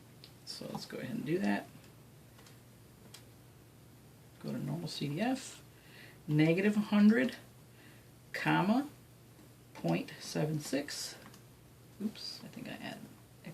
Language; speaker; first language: English; native; English